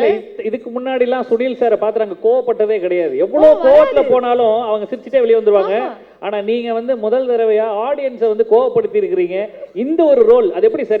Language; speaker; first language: Tamil; native; Tamil